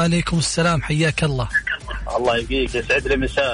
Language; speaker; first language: Arabic; native; Arabic